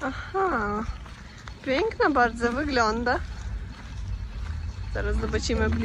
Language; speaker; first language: Polish; non-native, fluent; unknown